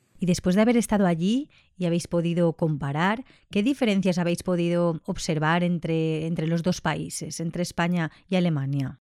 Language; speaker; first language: Spanish; non-native, local second language; Catalan